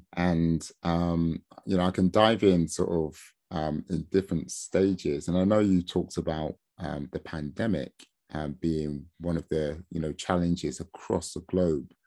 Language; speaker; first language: English; early bilingual, other home language; Yoruba